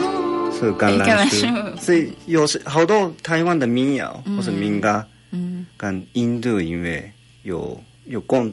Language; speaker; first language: Chinese; non-native, fluent; Japanese